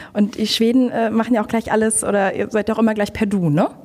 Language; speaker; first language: German; native; German